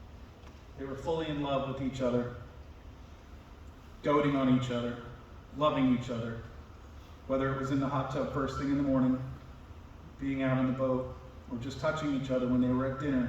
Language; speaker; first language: English; native; English